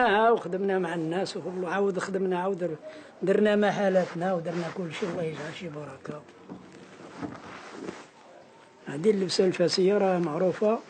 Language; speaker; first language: Arabic; native; Arabic